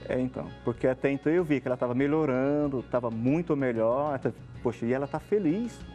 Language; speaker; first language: Portuguese; native; Portuguese